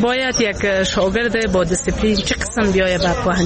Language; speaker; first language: Persian; native; Persian